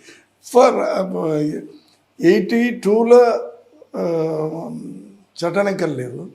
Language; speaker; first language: Telugu; non-native, learner; Tamil